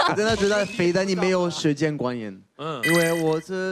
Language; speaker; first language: Chinese; non-native, fluent; French